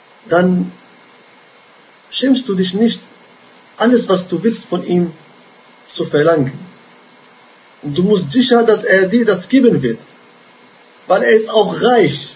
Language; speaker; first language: German; non-native, fluent; Arabic